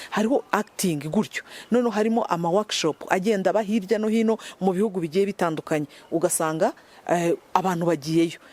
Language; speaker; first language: Kinyarwanda; native; Kinyarwanda